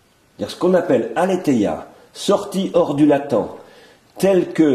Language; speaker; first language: French; native; French